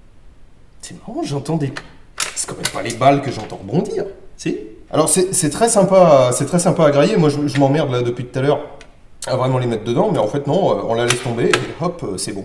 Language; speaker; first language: French; native; French